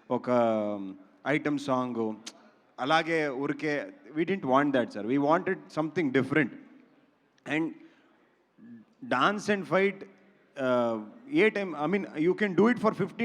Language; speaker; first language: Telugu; non-native, learner; Kannada